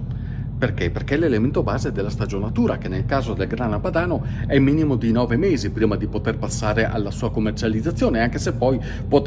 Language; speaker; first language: Italian; native; Italian